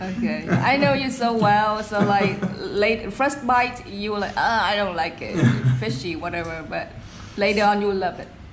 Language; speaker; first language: English; non-native, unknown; Vietnamese